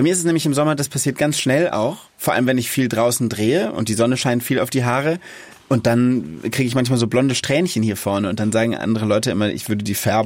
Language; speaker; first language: German; native; German